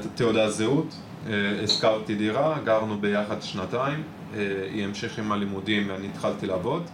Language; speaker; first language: Hebrew; non-native, fluent; Italian